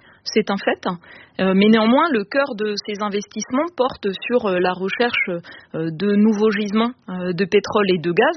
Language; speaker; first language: French; native; French